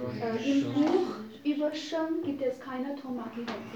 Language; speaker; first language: German; non-native, fluent; Chinese